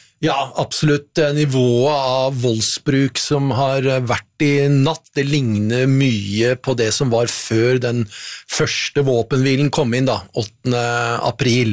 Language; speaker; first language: Norwegian; native; Norwegian